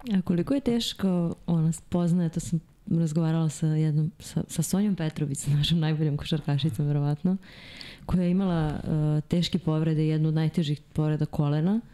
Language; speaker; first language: Serbian; native; Serbian